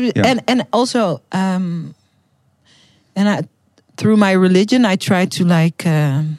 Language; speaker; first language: English; non-native, fluent; Dutch